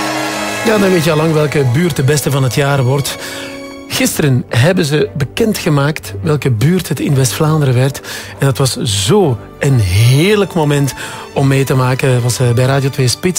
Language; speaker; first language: Dutch; native; Dutch